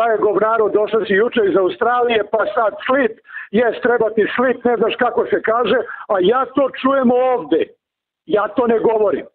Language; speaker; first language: Serbian; native; Serbian